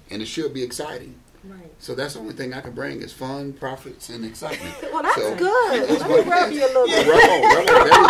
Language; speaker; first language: English; native; English